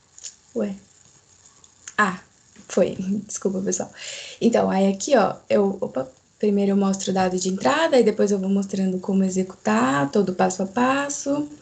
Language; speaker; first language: Portuguese; native; Portuguese